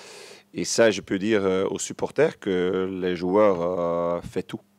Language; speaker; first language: French; non-native, local second language; Dutch